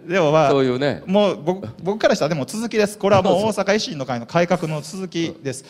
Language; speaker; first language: Japanese; native; Japanese